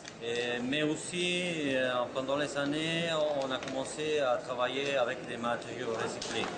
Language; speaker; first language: French; non-native, fluent; Spanish